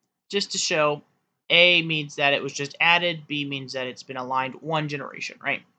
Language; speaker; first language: English; native; English